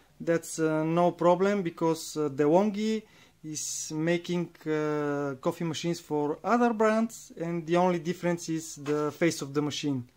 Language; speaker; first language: English; non-native, learner; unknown